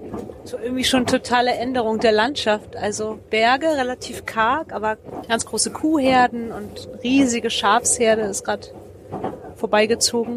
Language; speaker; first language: German; native; German